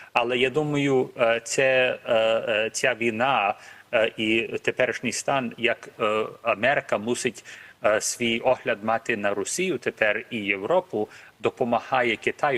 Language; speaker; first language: Ukrainian; early bilingual, heritage; Ukrainian